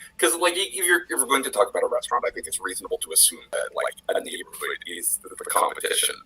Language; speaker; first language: English; native; English